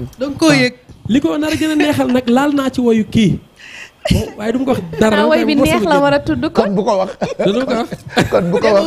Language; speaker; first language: Wolof; non-native, local second language; Fula